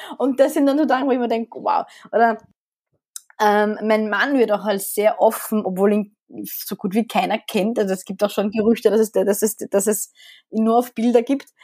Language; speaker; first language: German; early bilingual, other home language; Arabic